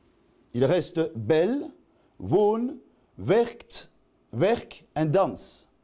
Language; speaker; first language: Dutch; non-native, local second language; French